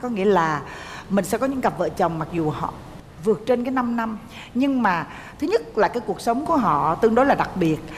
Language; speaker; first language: Vietnamese; native; Vietnamese